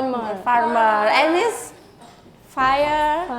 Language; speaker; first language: English; non-native, learner; Indonesian